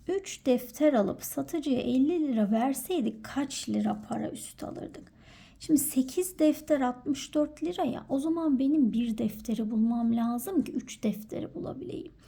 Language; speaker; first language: Turkish; native; Turkish